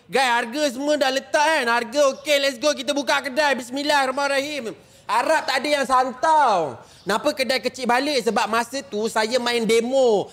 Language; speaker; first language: Malay; native; Malay